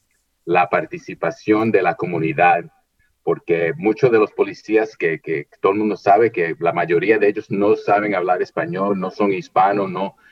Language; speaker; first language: Spanish; early bilingual, heritage; Spanish